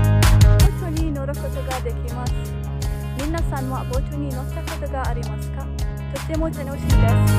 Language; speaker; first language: Japanese; non-native, learner; Arabic